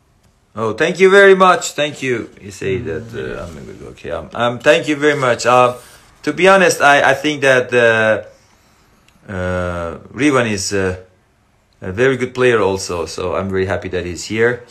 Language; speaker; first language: English; non-native, learner; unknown